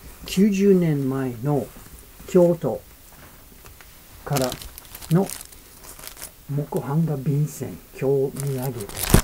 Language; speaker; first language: Japanese; non-native, fluent; English